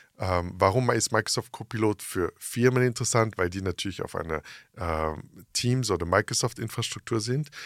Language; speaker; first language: German; early bilingual, heritage; English